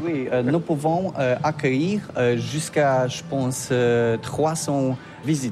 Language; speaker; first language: French; non-native, learner; Polish